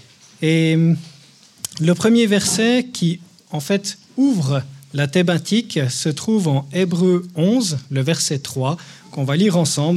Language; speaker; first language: French; native; French